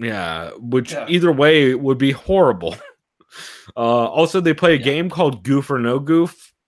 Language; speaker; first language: English; native; English